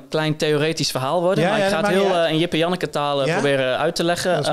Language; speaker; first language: Dutch; native; Dutch